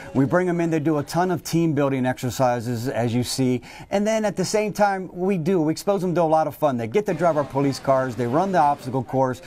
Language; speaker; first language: English; native; English